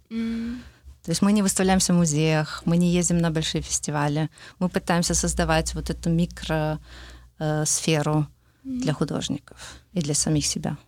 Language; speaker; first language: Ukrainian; non-native, local second language; Russian